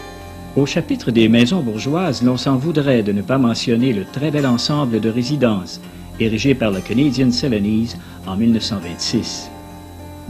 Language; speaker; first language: French; native; French